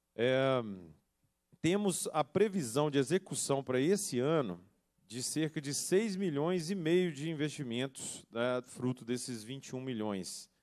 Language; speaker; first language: Portuguese; native; Portuguese